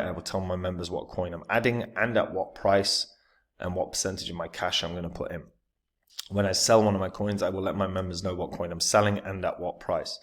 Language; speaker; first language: English; native; English